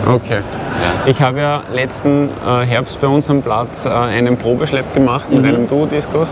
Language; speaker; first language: German; native; German